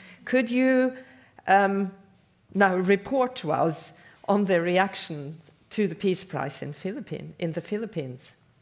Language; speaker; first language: English; non-native, fluent; Norwegian